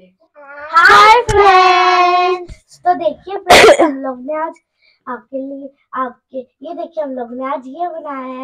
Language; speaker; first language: Hindi; native; Hindi